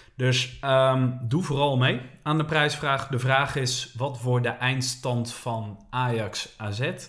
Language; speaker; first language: Dutch; native; Dutch